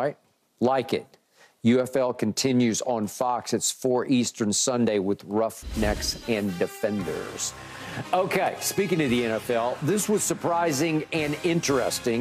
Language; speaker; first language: English; native; English